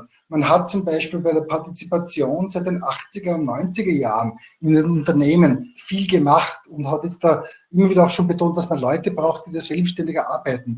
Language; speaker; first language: German; native; German